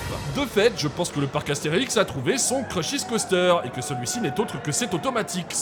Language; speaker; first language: French; native; French